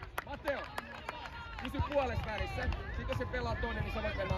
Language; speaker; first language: Finnish; native; Finnish